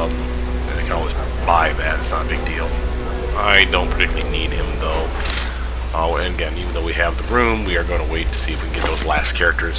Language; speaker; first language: English; native; English